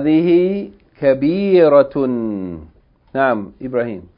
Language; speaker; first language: Arabic; non-native, fluent; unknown